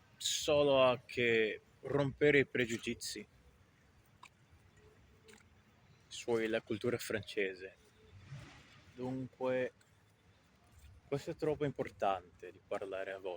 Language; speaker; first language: Italian; non-native, fluent; Portuguese